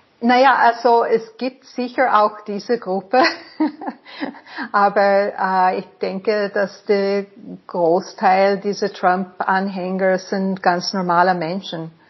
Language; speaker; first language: German; non-native, fluent; English